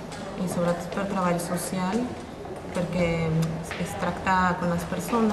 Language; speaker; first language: Catalan; non-native, fluent; Spanish